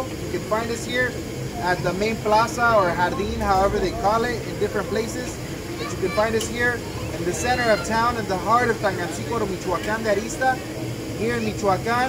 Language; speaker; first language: English; early bilingual, other home language; Spanish